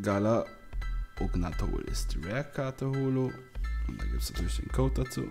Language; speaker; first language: German; native; German